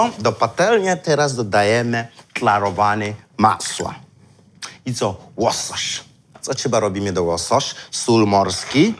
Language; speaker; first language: Polish; non-native, learner; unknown